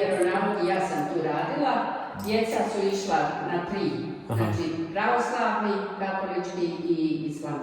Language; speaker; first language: Croatian; native; Croatian